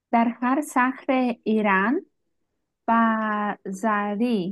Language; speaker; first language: Persian; non-native, learner; Greek